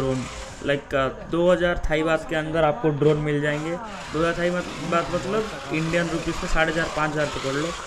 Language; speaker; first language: Hindi; non-native, local second language; Odia